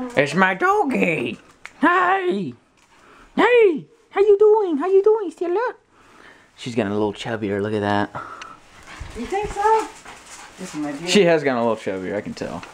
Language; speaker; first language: English; native; English